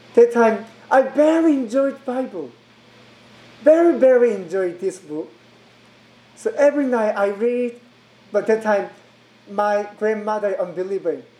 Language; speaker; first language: English; non-native, learner; Korean